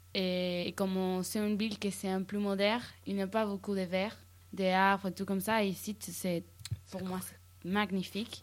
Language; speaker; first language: French; non-native, learner; Spanish